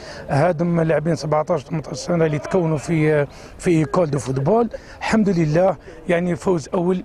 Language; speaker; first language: Arabic; native; Arabic